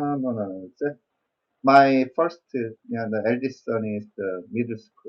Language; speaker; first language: English; non-native, learner; Korean